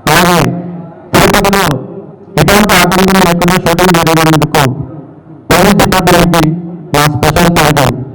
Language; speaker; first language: Telugu; native; Telugu